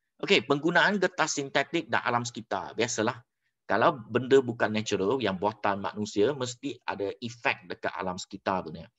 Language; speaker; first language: Malay; non-native, local second language; Chinese